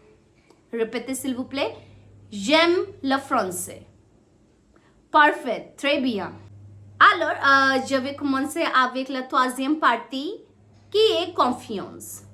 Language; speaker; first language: French; non-native, fluent; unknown